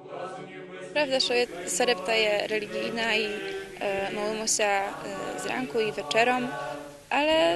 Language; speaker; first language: Polish; non-native, local second language; Rusyn